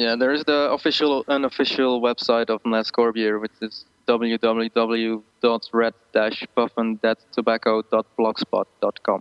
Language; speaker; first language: English; non-native, fluent; Dutch